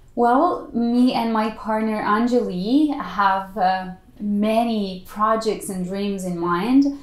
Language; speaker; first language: English; non-native, fluent; Italian